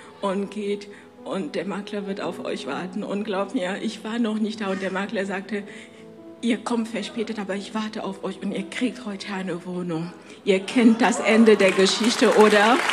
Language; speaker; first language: German; non-native, fluent; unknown